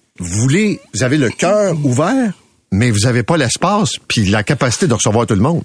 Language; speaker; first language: French; native; French